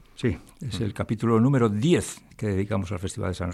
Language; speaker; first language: Spanish; native; Spanish